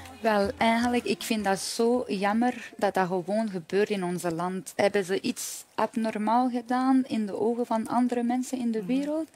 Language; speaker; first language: Dutch; non-native, fluent; Persian